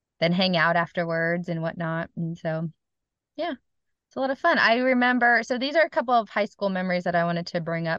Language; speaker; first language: English; native; English